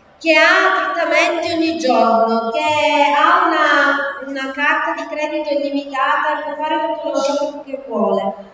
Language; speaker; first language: Italian; native; Italian